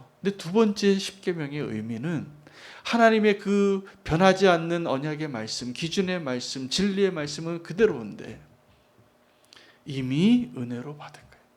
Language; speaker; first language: Korean; native; Korean